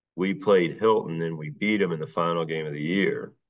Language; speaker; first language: English; native; English